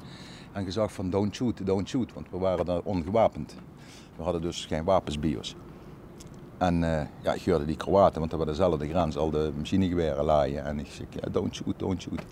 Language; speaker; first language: Dutch; native; Dutch